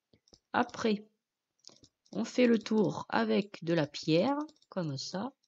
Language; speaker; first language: French; native; French